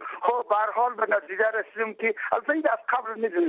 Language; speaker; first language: Persian; native; Persian